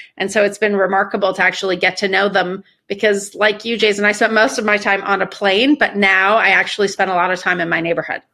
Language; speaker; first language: English; early bilingual, other home language; Persian